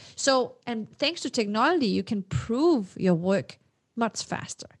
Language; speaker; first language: English; non-native, fluent; Danish